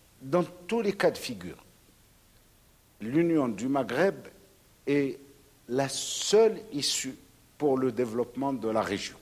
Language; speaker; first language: French; non-native, local second language; Arabic